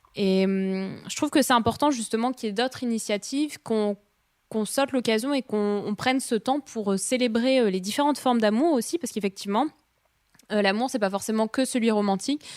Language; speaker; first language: French; native; French